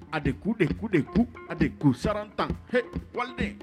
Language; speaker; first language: English; non-native, learner; Bambara